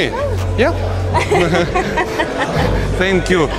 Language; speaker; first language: English; non-native, learner; Russian